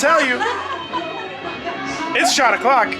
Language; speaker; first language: English; native; English